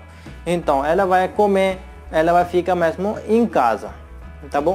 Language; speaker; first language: Portuguese; non-native, learner; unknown